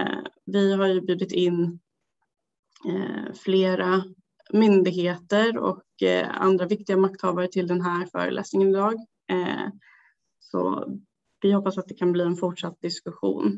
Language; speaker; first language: Swedish; native; Swedish